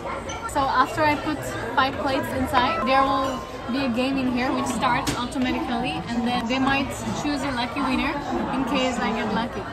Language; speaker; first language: English; non-native, local second language; Assamese